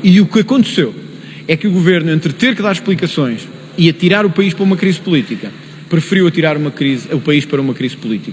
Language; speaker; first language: Portuguese; native; Portuguese